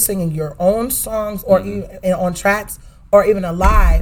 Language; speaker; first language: English; native; English